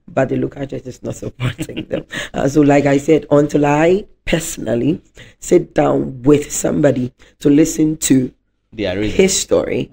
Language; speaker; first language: English; non-native, local second language; Akan